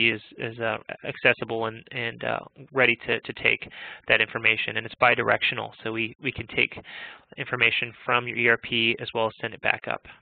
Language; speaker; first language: English; native; English